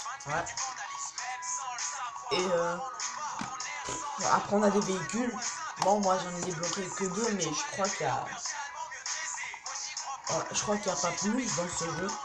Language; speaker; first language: French; native; French